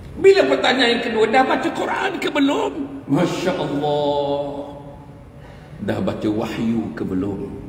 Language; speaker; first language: Malay; native; Malay